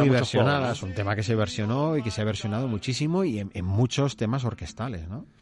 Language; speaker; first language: Spanish; native; Spanish